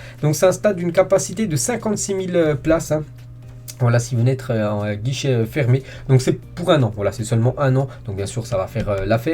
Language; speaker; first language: French; native; French